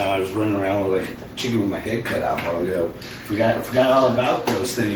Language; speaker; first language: English; native; English